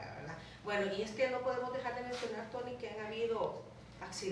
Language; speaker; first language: Spanish; native; Spanish